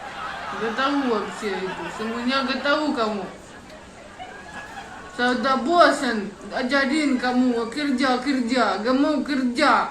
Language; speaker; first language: Indonesian; non-native, learner; Russian